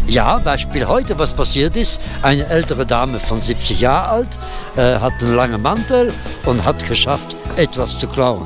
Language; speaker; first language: German; non-native, fluent; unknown